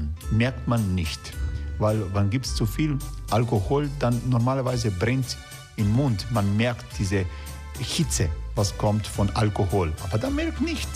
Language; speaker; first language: German; non-native, fluent; Croatian